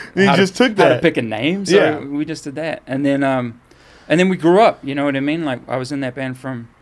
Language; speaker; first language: English; native; English